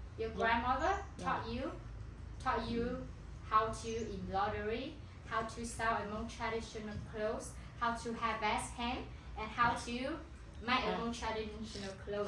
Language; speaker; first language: English; non-native, learner; Hmong